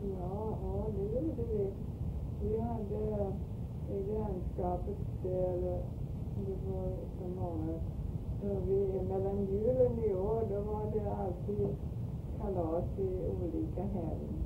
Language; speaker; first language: Swedish; early bilingual, heritage; Swedish